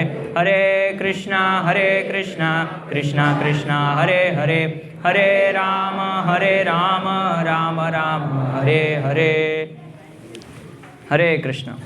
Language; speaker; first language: Hindi; native; Hindi